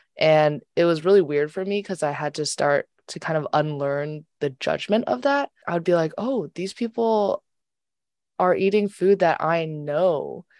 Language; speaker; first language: English; native; English